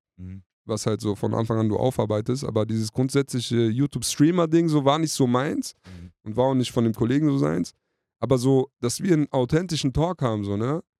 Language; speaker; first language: German; early bilingual, other home language; Turkish